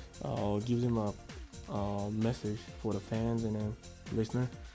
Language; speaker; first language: English; non-native, fluent; Japanese